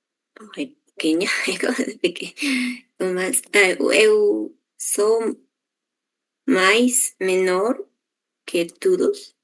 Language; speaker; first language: Portuguese; non-native, learner; Spanish